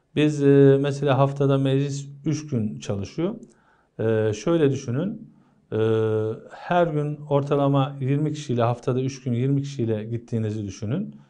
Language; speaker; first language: Turkish; native; Turkish